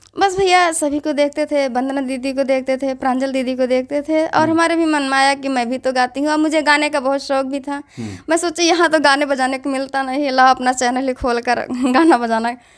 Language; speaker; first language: Hindi; native; Hindi